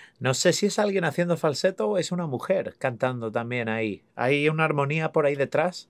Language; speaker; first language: Spanish; non-native, fluent; English